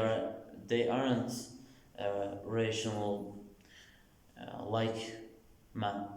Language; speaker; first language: English; non-native, learner; Turkish